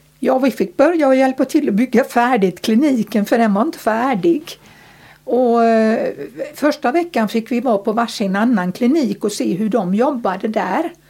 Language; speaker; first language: Swedish; early bilingual, other home language; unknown